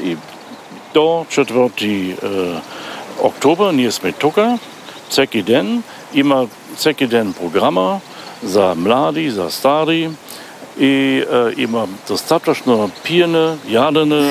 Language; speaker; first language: Bulgarian; non-native, learner; German